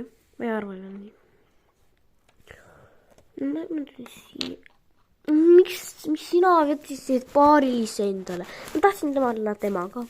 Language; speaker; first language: Estonian; non-native, local second language; Russian